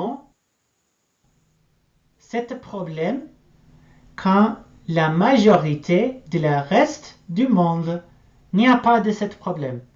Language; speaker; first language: French; non-native, learner; English